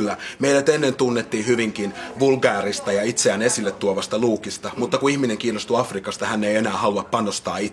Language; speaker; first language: Finnish; native; Finnish